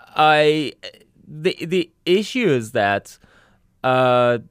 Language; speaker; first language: English; non-native, fluent; Persian